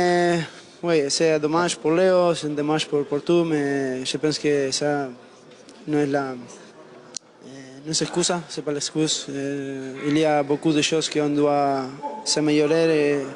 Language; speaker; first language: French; non-native, learner; Spanish